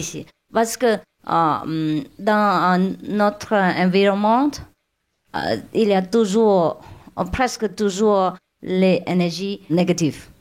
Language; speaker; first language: French; non-native, learner; Chinese